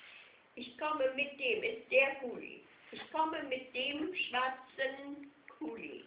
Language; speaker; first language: German; non-native, fluent; English